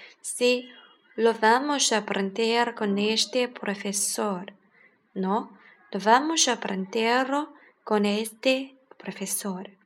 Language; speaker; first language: Spanish; non-native, learner; Chinese